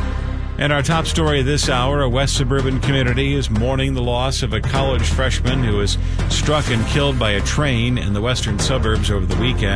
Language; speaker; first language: English; native; English